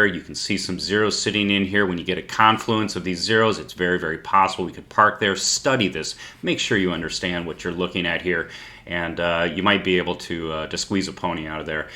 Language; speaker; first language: English; native; English